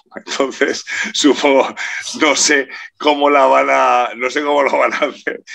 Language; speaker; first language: Spanish; native; Spanish